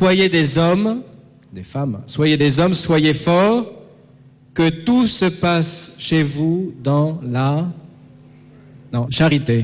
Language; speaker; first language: French; native; French